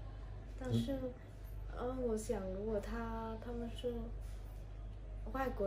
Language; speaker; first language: Chinese; non-native, learner; Vietnamese